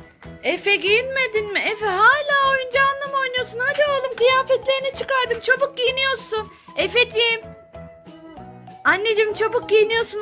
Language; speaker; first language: Turkish; native; Turkish